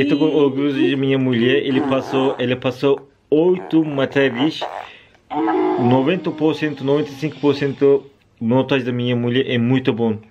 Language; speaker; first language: Portuguese; non-native, learner; Turkish